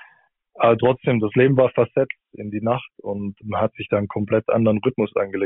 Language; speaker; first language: German; native; German